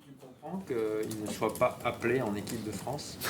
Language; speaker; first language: French; native; French